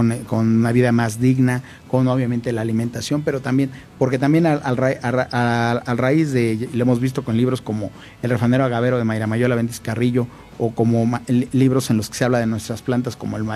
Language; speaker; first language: Spanish; native; Spanish